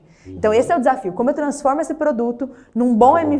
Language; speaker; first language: Portuguese; native; Portuguese